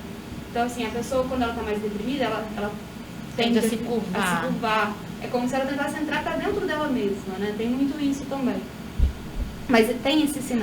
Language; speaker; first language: Portuguese; native; Portuguese